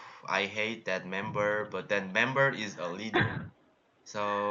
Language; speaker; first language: English; non-native, learner; Korean